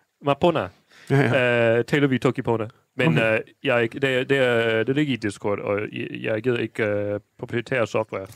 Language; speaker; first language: Danish; non-native, fluent; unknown